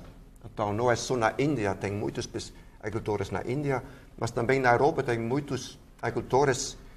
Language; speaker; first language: Portuguese; non-native, fluent; Dutch